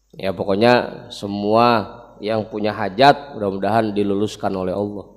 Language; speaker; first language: Indonesian; native; Indonesian